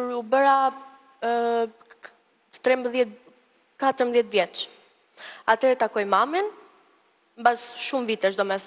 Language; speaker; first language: Albanian; early bilingual, heritage; Albanian